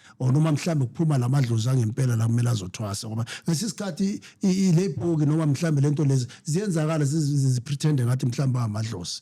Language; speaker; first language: Zulu; non-native, local second language; Southern Sotho